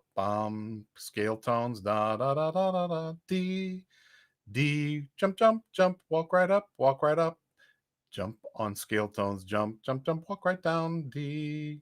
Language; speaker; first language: English; native; English